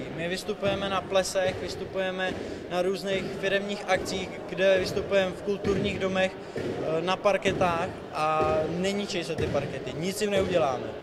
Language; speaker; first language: Czech; native; Czech